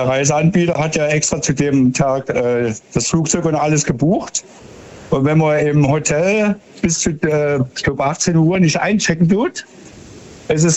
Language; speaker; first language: German; native; German